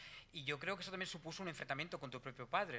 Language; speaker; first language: Spanish; native; Spanish